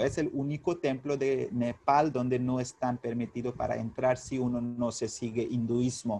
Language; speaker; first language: Spanish; non-native, fluent; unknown